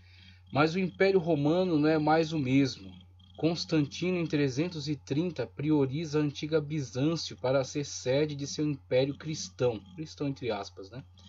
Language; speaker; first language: Portuguese; native; Portuguese